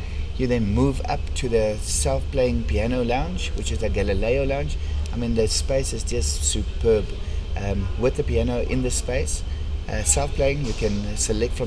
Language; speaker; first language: English; non-native, local second language; Afrikaans